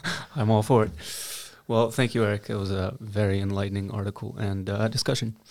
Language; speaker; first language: English; native; English